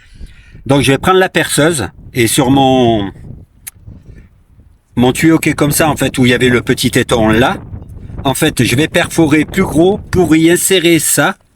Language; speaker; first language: French; native; French